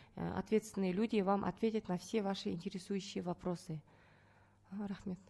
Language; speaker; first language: Russian; non-native, local second language; Kazakh